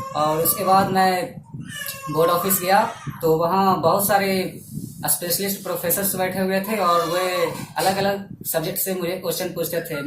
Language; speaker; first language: Hindi; native; Hindi